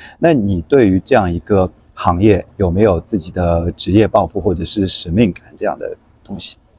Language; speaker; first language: Chinese; native; Chinese